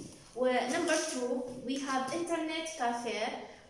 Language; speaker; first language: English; non-native, fluent; Arabic